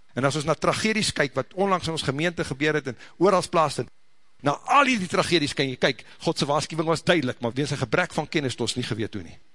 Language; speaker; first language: Afrikaans; native; Afrikaans